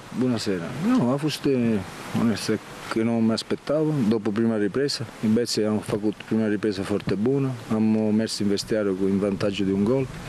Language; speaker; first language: Romanian; non-native, learner; Italian